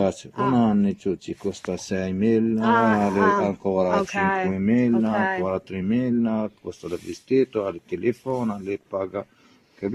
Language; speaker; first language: Italian; non-native, learner; Arabic